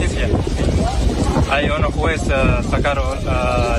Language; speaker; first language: Spanish; non-native, learner; Arabic